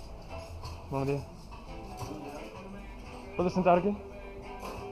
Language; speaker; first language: Spanish; non-native, learner; English